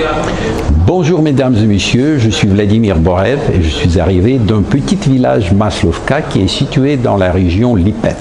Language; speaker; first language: French; non-native, fluent; Russian